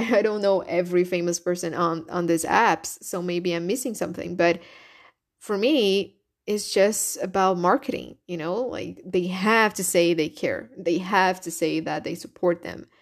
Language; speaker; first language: English; non-native, fluent; Portuguese